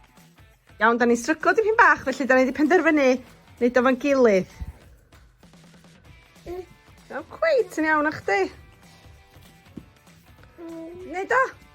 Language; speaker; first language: Welsh; native; Welsh